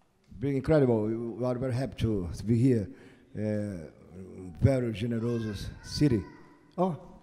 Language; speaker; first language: English; non-native, learner; Portuguese